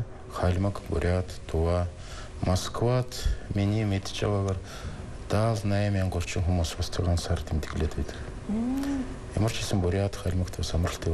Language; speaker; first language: Mongolian; non-native, fluent; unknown